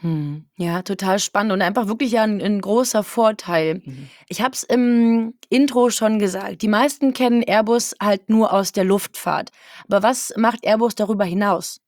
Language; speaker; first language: German; native; German